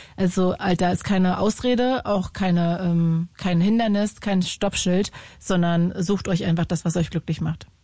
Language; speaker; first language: German; native; German